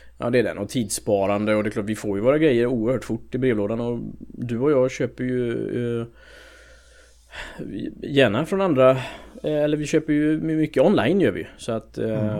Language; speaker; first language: Swedish; native; Swedish